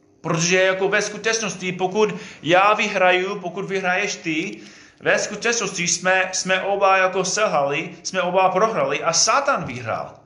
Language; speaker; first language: Czech; non-native, fluent; English